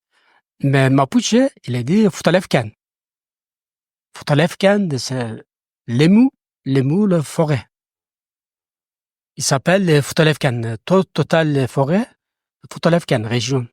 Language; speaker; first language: French; non-native, learner; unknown